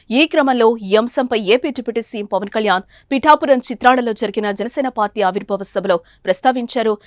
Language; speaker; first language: Telugu; native; Telugu